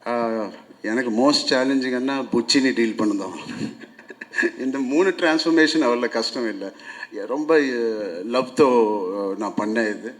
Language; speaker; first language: Tamil; non-native, local second language; Telugu